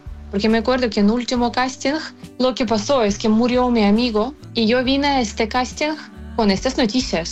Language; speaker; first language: Spanish; non-native, fluent; Ukrainian